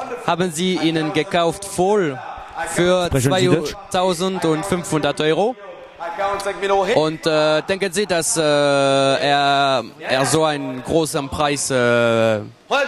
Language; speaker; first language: German; non-native, learner; French